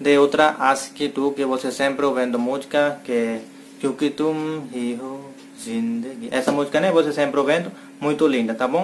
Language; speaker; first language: Portuguese; non-native, learner; Hindi